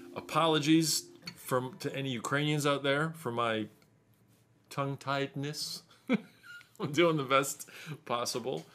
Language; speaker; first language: English; early bilingual, other home language; Ukrainian